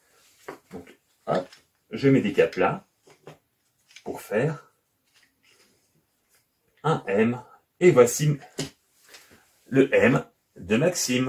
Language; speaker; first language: French; native; French